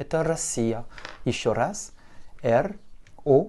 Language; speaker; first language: Russian; non-native, fluent; French